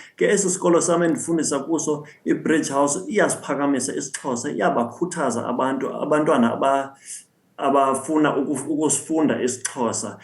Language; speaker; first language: Xhosa; non-native, local second language; English